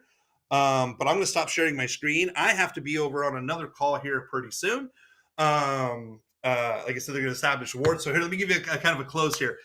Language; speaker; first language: English; native; English